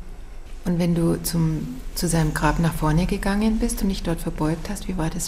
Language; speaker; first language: German; native; German